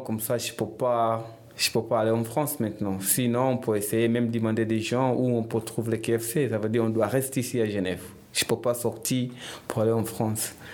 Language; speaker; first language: French; non-native, fluent; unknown